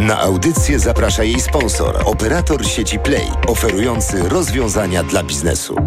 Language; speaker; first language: Polish; native; Polish